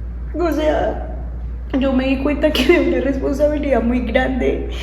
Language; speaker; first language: Spanish; native; Spanish